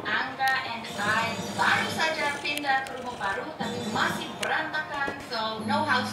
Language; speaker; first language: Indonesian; non-native, fluent; English